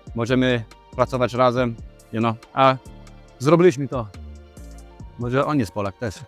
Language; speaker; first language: Polish; non-native, learner; English